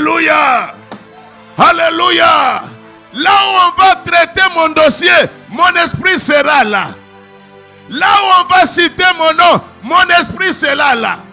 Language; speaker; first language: French; non-native, local second language; Lingala